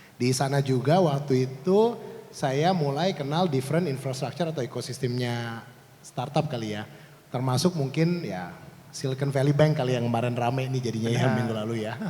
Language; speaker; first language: Indonesian; native; Indonesian